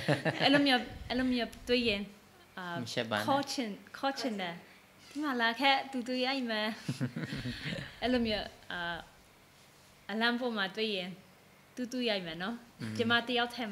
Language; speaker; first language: Burmese; non-native, learner; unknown